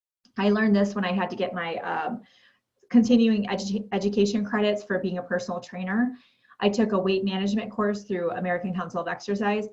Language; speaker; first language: English; native; English